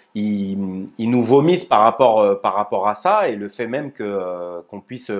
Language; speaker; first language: French; native; French